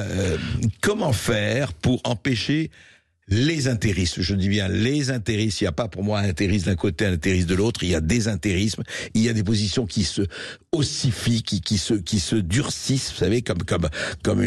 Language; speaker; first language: French; native; French